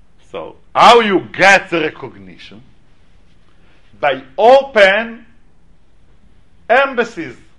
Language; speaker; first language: English; non-native, fluent; Hebrew